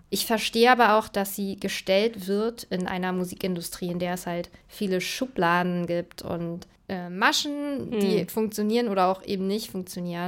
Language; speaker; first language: German; native; German